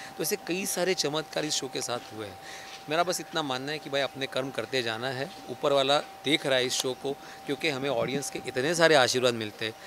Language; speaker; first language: Hindi; non-native, local second language; Marathi